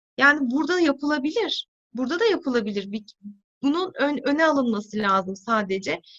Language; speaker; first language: Turkish; native; Turkish